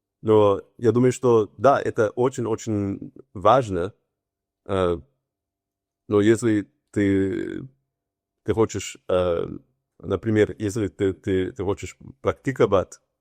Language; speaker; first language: Russian; non-native, learner; Portuguese